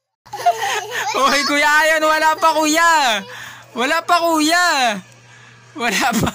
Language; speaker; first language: Filipino; native; Filipino